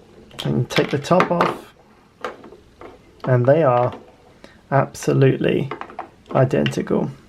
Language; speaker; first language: English; native; English